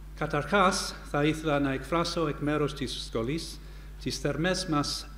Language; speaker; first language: Greek; non-native, fluent; English